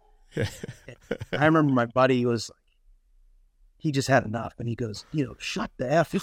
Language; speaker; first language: English; native; English